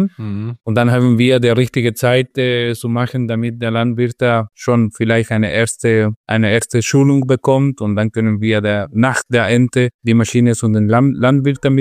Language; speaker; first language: German; non-native, fluent; Spanish